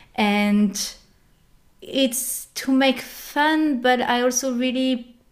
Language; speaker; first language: English; non-native, fluent; French